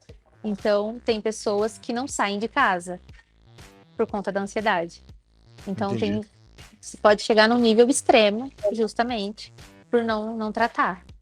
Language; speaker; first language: Portuguese; native; Portuguese